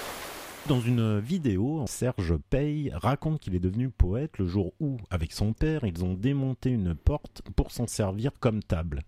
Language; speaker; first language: French; native; French